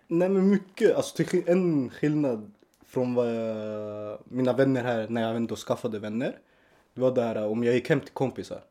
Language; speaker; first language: Swedish; early bilingual, other home language; Spanish